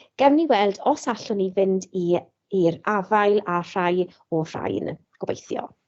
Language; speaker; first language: Welsh; non-native, local second language; English